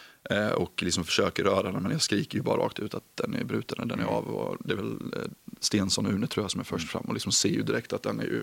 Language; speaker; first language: Swedish; native; Swedish